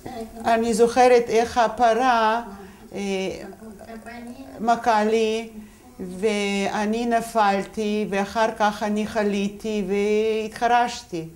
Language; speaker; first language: Hebrew; non-native, fluent; Russian